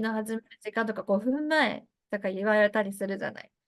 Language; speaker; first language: Japanese; early bilingual, other home language; Chinese